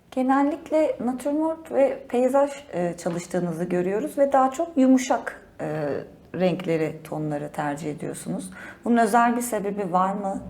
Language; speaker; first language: Turkish; native; Turkish